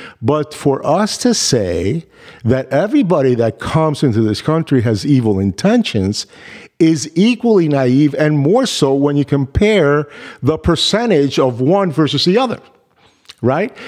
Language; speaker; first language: English; early bilingual, other home language; Spanish